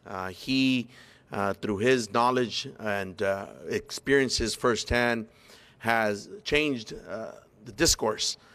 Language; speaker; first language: English; early bilingual, other home language; Spanish